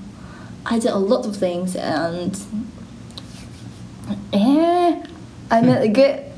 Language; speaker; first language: English; non-native, learner; Japanese